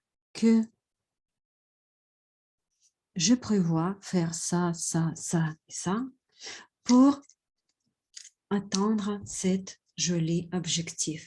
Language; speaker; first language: French; non-native, fluent; Russian